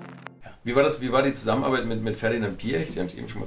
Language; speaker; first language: German; native; German